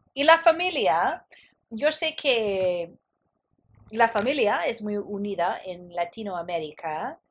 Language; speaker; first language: Spanish; non-native, fluent; English